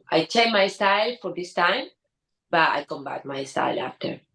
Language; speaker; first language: English; non-native, learner; Spanish